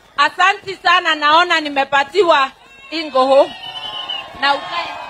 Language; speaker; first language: Swahili; non-native, local second language; Kikuyu